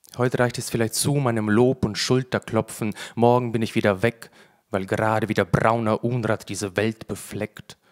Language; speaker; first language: German; early bilingual, other home language; Russian